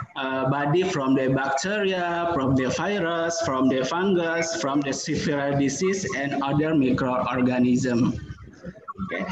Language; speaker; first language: English; non-native, fluent; Indonesian